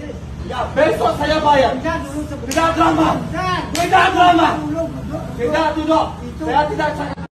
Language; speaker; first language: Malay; non-native, learner; Arabic